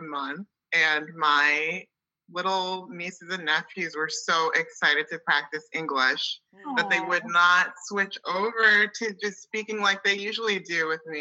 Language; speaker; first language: English; early bilingual, other home language; Akan